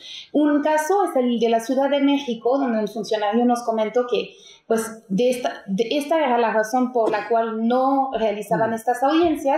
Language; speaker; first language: Spanish; native; Spanish